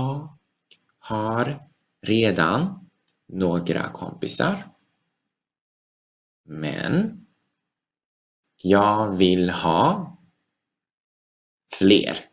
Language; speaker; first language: Swedish; non-native, fluent; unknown